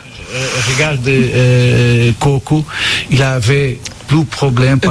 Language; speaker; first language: French; non-native, learner; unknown